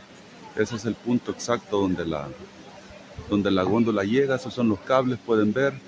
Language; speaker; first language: Spanish; native; Spanish